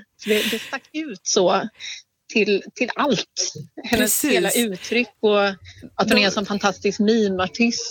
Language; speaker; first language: Swedish; native; Swedish